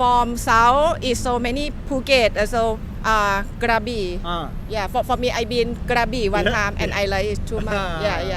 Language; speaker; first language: English; non-native, learner; Thai